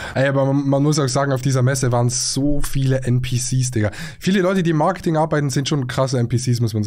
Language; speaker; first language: German; native; German